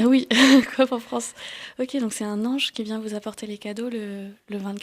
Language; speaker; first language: French; native; French